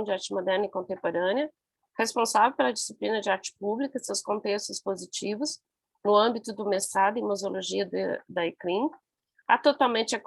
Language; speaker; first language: Portuguese; non-native, learner; Spanish